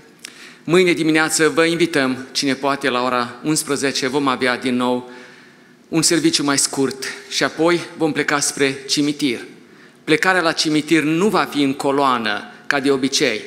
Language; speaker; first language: Romanian; native; Romanian